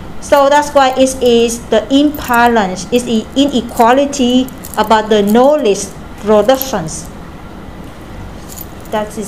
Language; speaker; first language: English; non-native, learner; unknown